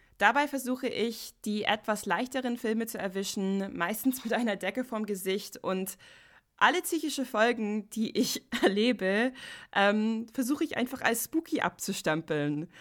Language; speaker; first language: German; non-native, fluent; English